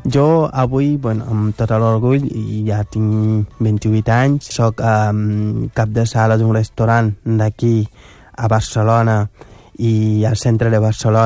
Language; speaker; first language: Catalan; non-native, fluent; Wolof